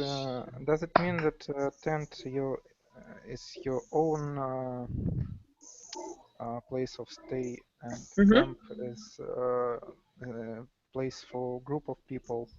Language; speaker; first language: English; non-native, learner; Russian